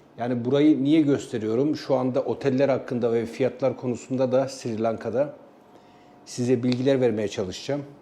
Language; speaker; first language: Turkish; native; Turkish